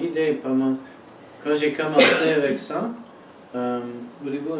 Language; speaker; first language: French; non-native, fluent; English